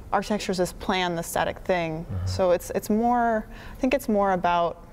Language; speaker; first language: English; native; English